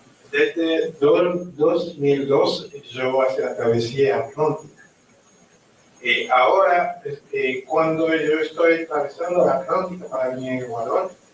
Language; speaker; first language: Spanish; non-native, learner; Haitian Creole